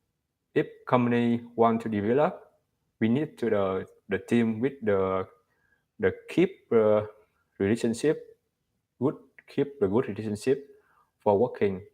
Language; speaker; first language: English; non-native, learner; Vietnamese